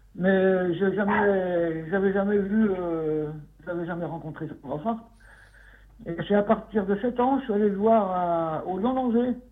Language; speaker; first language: French; native; French